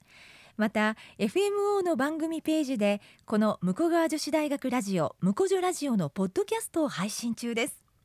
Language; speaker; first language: Japanese; native; Japanese